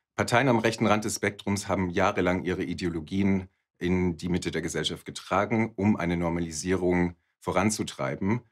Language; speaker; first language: German; native; German